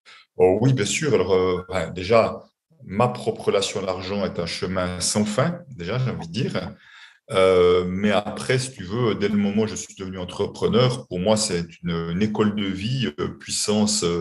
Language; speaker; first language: French; native; French